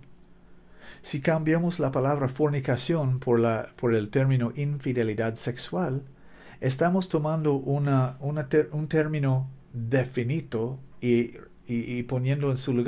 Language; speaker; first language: Spanish; non-native, learner; English